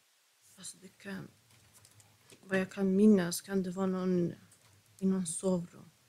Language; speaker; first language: Swedish; non-native, fluent; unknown